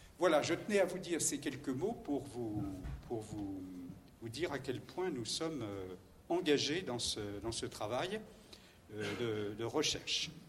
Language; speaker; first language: French; native; French